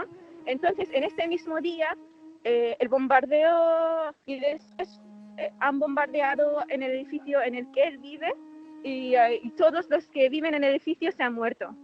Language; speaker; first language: Spanish; non-native, fluent; Arabic